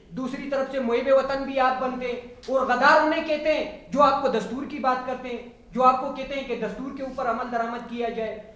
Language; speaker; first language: Urdu; non-native, local second language; Pashto